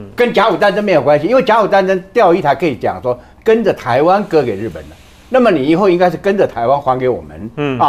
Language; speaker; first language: Chinese; native; Chinese